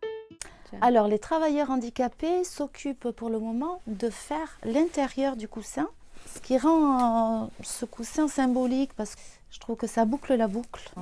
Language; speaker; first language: French; native; French